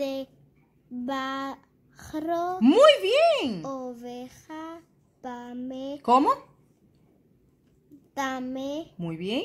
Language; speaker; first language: Spanish; early bilingual, heritage; German